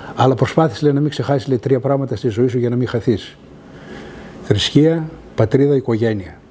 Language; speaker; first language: Greek; early bilingual, other home language; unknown